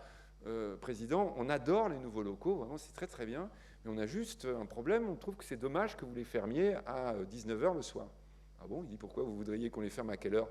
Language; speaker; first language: French; native; French